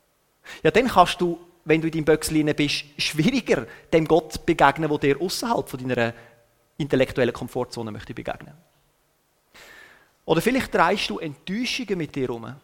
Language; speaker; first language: German; native; German